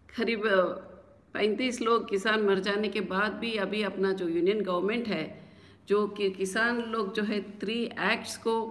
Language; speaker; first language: Hindi; non-native, local second language; Telugu